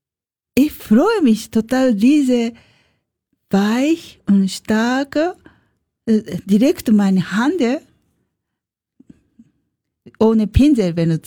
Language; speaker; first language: German; non-native, learner; Japanese